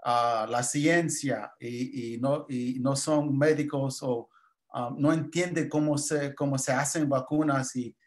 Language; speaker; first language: Spanish; early bilingual, heritage; English